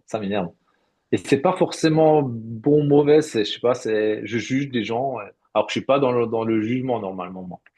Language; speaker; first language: French; native; French